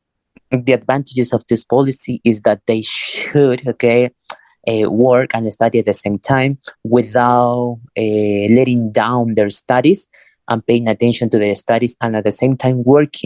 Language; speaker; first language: English; non-native, fluent; Spanish